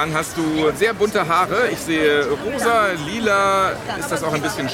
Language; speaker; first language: German; native; German